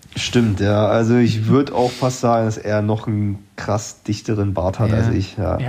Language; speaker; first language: German; native; German